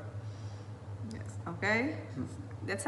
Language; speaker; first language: English; non-native, learner; Indonesian